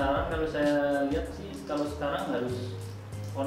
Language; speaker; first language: Indonesian; non-native, local second language; Javanese